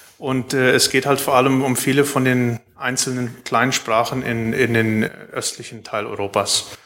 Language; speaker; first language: German; early bilingual, heritage; Plautdietsch